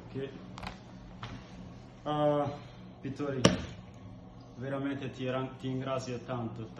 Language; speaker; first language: Italian; non-native, learner; Bambara